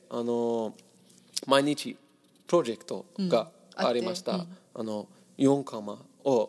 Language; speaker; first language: Japanese; non-native, learner; English